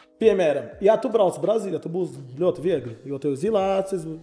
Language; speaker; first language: Latvian; non-native, learner; Portuguese